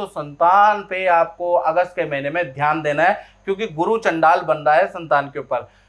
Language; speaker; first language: Hindi; native; Hindi